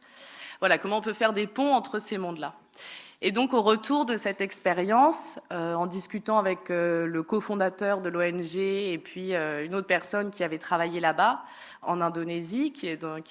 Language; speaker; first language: French; native; French